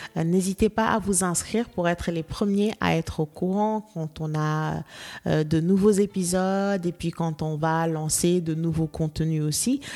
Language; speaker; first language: French; non-native, local second language; Wolof